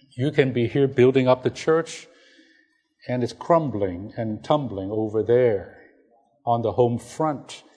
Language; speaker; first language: English; non-native, fluent; Chinese